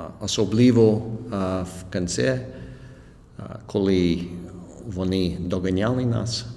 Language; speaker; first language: Ukrainian; non-native, learner; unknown